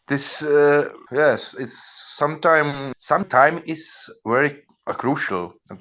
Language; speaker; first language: English; non-native, learner; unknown